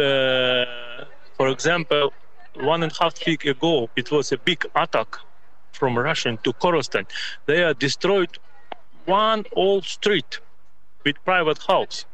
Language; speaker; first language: English; non-native, learner; Ukrainian